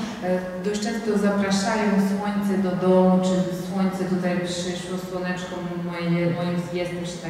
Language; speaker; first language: Polish; non-native, fluent; Georgian